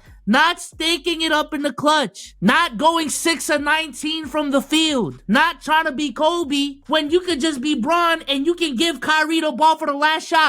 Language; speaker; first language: English; native; English